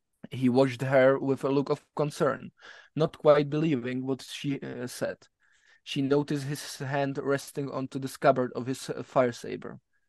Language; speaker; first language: English; non-native, fluent; Czech